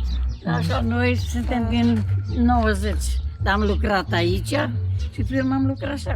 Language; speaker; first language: Romanian; non-native, local second language; German